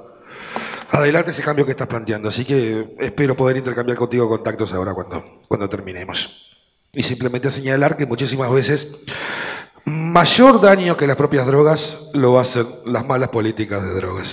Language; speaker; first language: Spanish; native; Spanish